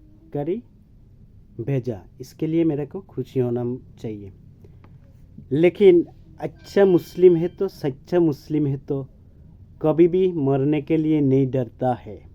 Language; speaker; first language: Hindi; non-native, learner; Bangla